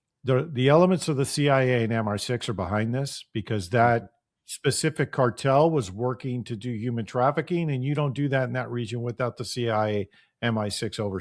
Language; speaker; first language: English; native; English